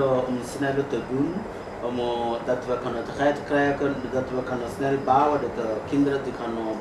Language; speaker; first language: Dutch; non-native, learner; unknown